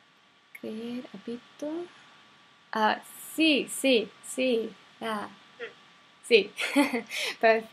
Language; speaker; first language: Spanish; non-native, learner; English